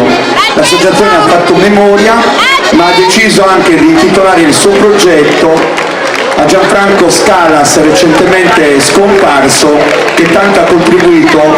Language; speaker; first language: Italian; native; Italian